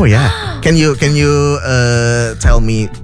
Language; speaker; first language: English; non-native, fluent; Indonesian